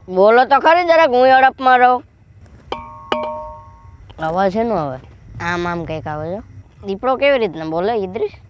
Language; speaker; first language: Gujarati; native; Gujarati